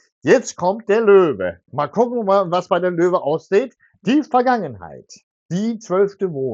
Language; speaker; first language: German; non-native, fluent; Turkish